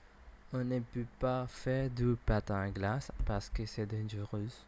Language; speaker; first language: French; non-native, learner; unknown